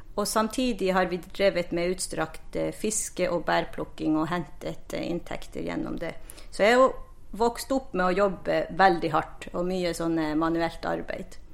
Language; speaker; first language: Norwegian; non-native, local second language; Northern Sami